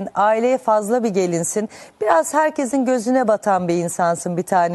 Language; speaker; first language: Turkish; native; Turkish